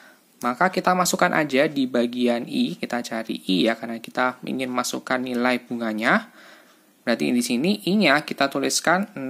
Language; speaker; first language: Indonesian; native; Indonesian